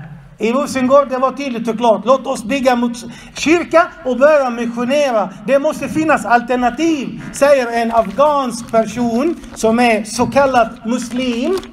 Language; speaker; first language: Swedish; non-native, fluent; Arabic